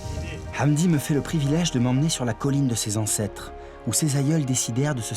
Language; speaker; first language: French; native; French